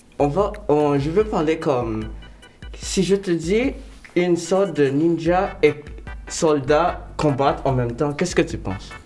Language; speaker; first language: French; non-native, local second language; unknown